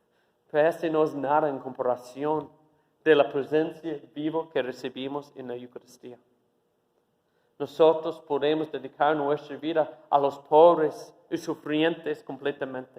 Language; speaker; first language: Spanish; non-native, fluent; English